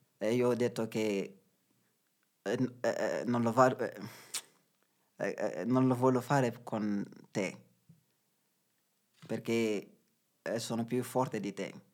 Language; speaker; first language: Italian; non-native, learner; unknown